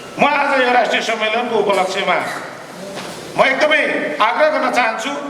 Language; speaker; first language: Nepali; native; Nepali